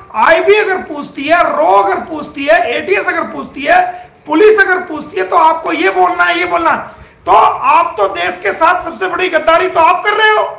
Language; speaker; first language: Hindi; native; Hindi